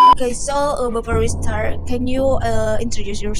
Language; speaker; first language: English; non-native, learner; Indonesian